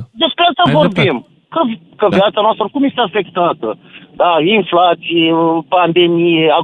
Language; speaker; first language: Romanian; native; Romanian